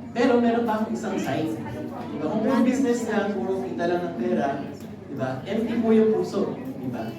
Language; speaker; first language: Filipino; native; Filipino